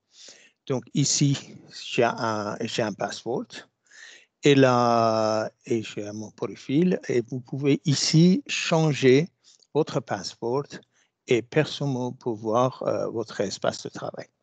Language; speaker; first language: French; non-native, fluent; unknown